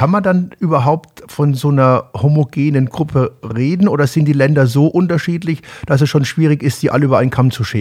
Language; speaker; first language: German; native; German